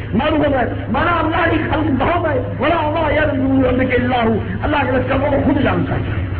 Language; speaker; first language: Urdu; non-native, local second language; Sindhi